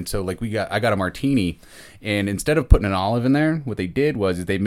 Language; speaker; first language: English; native; English